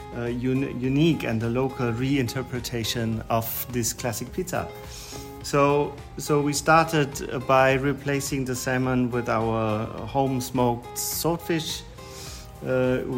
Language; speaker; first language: English; non-native, fluent; German